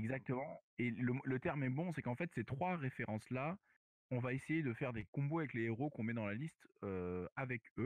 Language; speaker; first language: French; native; French